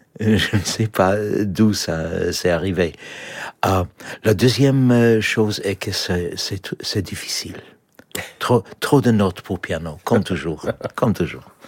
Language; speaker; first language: French; non-native, fluent; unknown